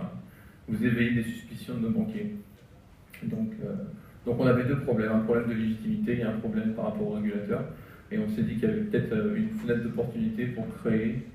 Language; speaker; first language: French; native; French